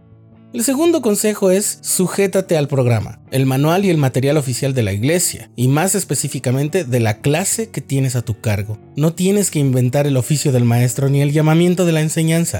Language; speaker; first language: Spanish; native; Spanish